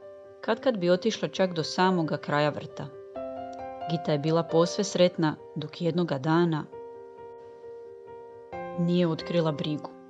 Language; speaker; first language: Croatian; native; Croatian